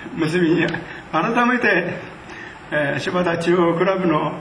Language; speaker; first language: Japanese; native; Japanese